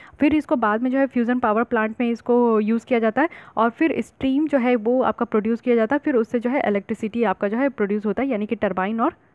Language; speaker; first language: Hindi; native; Hindi